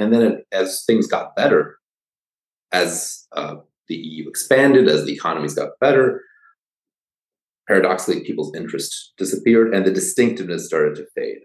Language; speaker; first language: English; early bilingual, other home language; Polish